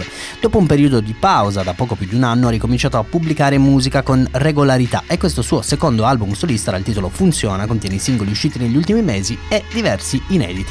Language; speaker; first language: Italian; native; Italian